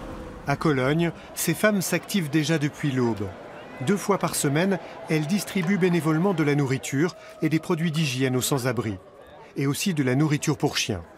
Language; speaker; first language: French; native; French